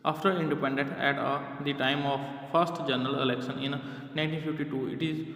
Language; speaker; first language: English; non-native, local second language; Punjabi